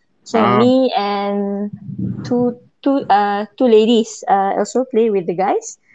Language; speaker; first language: English; non-native, local second language; Malay